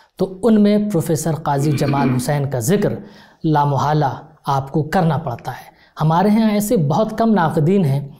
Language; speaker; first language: Hindi; native; Hindi